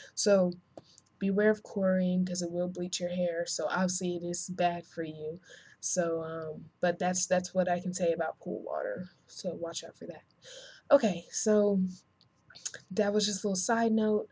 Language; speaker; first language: English; native; English